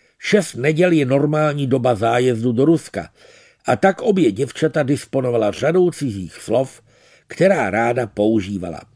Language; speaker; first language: Czech; native; Czech